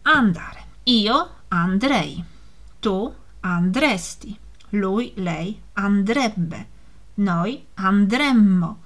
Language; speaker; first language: Italian; non-native, fluent; Polish